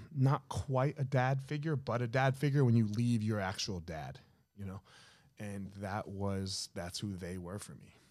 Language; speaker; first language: English; native; English